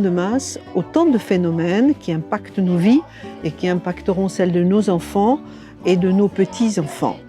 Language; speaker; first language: French; native; French